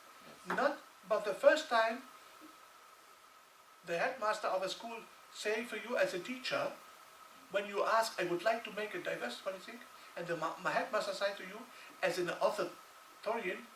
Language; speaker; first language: English; non-native, learner; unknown